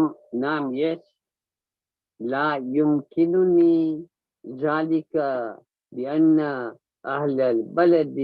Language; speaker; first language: Arabic; non-native, learner; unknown